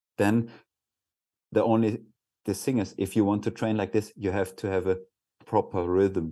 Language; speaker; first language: English; non-native, fluent; German